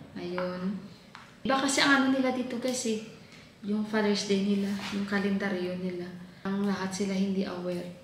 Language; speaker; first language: Filipino; non-native, local second language; Hiligaynon